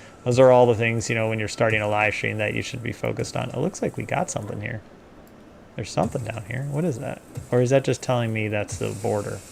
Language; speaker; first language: English; native; English